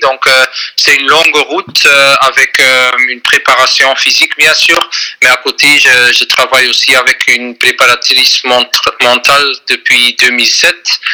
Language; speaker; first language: French; non-native, fluent; Dutch